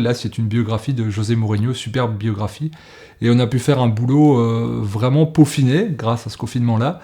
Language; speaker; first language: French; native; French